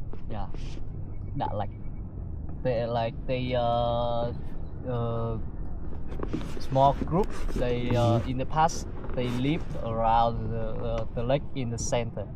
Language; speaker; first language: English; non-native, learner; Vietnamese